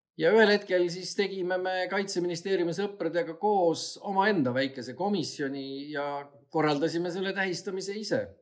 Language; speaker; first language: Estonian; native; Estonian